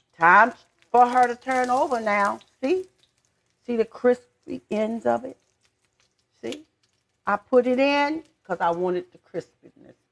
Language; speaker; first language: English; native; English